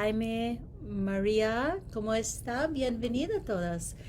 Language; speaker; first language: Spanish; non-native, learner; English